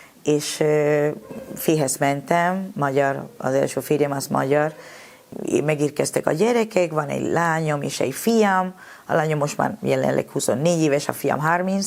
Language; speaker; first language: Hungarian; non-native, fluent; Spanish